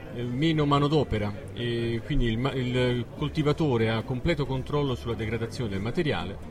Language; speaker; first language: Italian; native; Italian